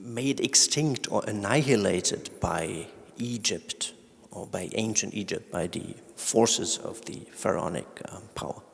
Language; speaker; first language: English; non-native, fluent; German